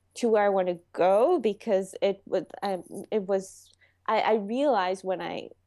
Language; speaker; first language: English; non-native, fluent; Hebrew